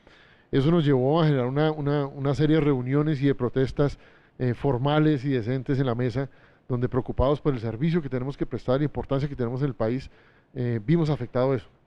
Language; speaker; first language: Spanish; native; Spanish